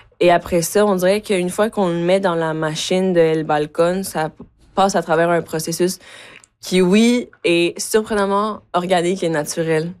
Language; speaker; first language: French; early bilingual, other home language; Spanish